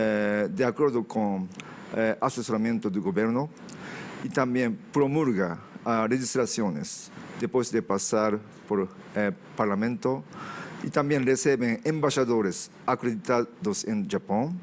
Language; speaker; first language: Portuguese; non-native, fluent; Japanese